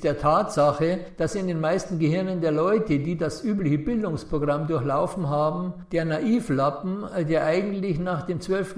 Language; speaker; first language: German; native; German